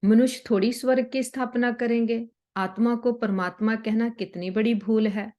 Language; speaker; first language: Hindi; non-native, local second language; Punjabi